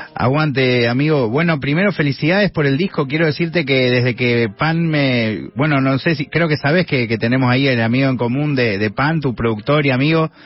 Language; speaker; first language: Spanish; native; Spanish